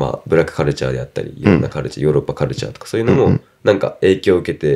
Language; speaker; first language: Japanese; non-native, local second language; English